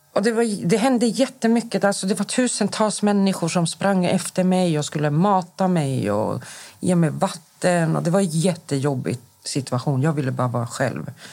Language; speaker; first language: Swedish; native; Swedish